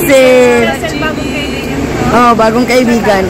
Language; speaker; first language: Filipino; non-native, local second language; Cebuano